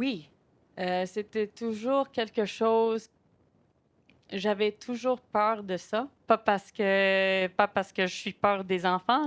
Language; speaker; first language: French; non-native, local second language; English